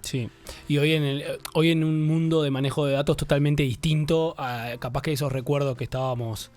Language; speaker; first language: Spanish; native; Spanish